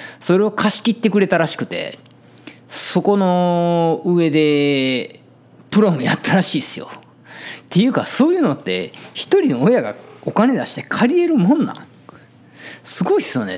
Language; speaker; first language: Japanese; native; Japanese